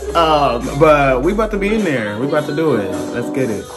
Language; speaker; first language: English; native; English